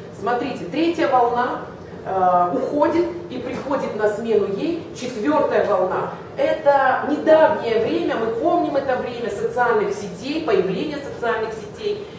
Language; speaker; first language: Russian; native; Russian